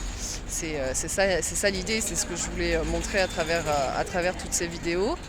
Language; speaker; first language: French; native; French